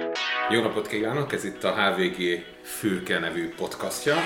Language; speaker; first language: Hungarian; native; Hungarian